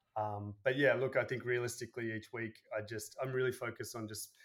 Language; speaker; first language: English; native; English